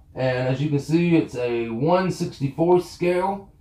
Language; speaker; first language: English; native; English